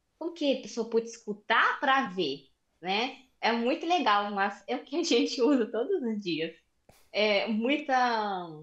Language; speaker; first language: Portuguese; non-native, fluent; Russian